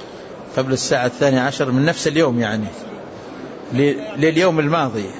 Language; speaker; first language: Arabic; native; Arabic